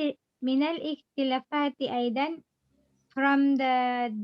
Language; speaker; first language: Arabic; non-native, learner; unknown